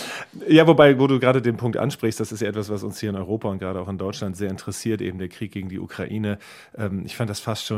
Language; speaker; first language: German; native; German